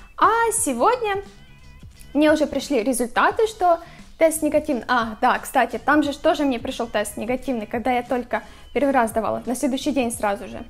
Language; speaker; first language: Russian; native; Russian